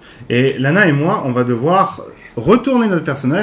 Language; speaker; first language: French; native; French